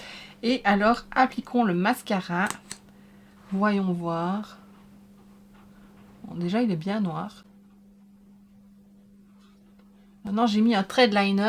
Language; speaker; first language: French; native; French